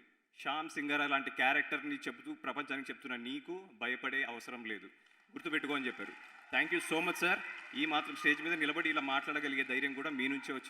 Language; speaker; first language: Telugu; native; Telugu